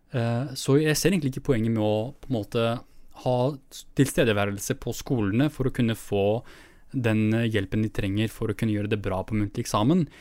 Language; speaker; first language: Norwegian; early bilingual, other home language; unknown